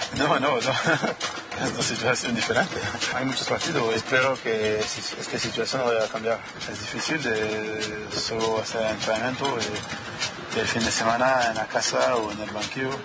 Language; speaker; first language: Spanish; non-native, learner; French